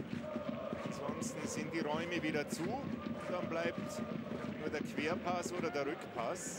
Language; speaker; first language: German; native; German